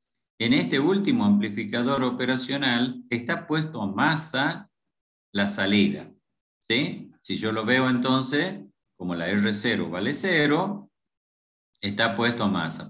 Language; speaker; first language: Spanish; native; Spanish